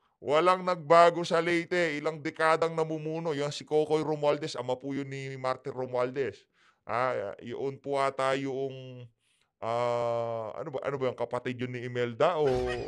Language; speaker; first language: Filipino; native; Filipino